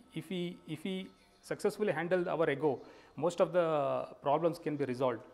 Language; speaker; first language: English; non-native, local second language; Kannada